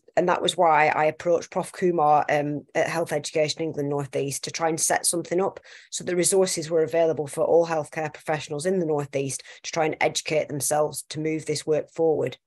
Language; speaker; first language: English; native; English